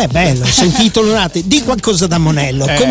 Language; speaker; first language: Italian; native; Italian